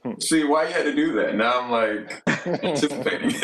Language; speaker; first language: English; native; English